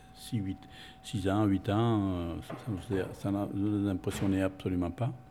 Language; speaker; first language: French; non-native, local second language; Spanish